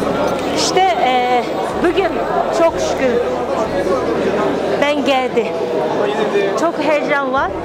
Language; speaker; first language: Turkish; non-native, learner; Japanese